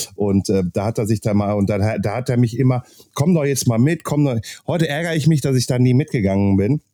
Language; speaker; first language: German; native; German